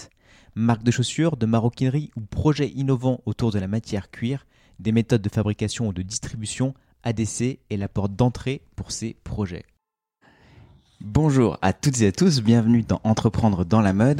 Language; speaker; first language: French; native; French